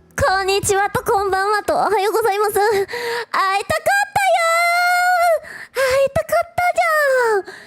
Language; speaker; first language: Japanese; non-native, learner; Filipino